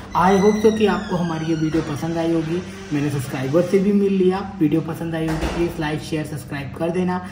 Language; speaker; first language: Hindi; native; Hindi